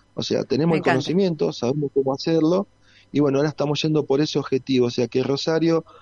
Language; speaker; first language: Spanish; native; Spanish